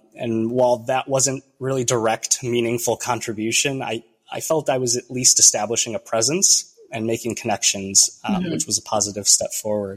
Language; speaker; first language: English; early bilingual, other home language; Romanian